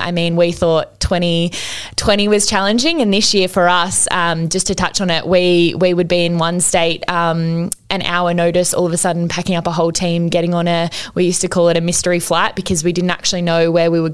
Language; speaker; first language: English; native; English